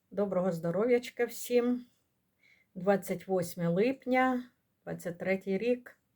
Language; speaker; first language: Ukrainian; non-native, local second language; Russian